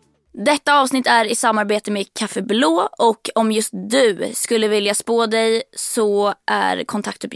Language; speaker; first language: Swedish; native; Swedish